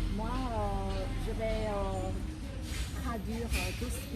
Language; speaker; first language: French; non-native, fluent; Vietnamese